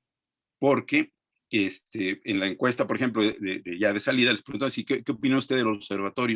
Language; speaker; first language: Spanish; native; Spanish